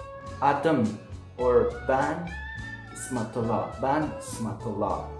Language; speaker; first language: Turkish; non-native, learner; Persian